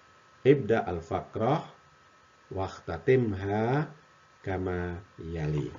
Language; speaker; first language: Arabic; non-native, fluent; Indonesian